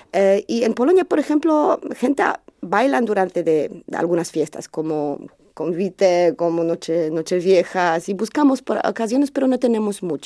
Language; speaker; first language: Spanish; non-native, learner; Polish